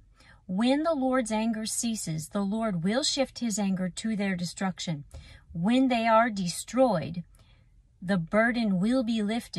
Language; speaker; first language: English; native; English